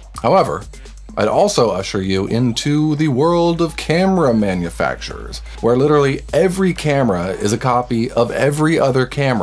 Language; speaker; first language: English; native; English